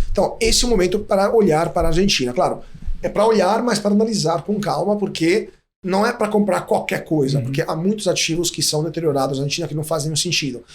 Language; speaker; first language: Portuguese; non-native, fluent; Italian